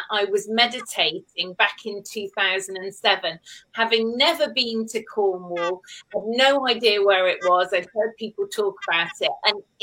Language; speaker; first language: English; native; English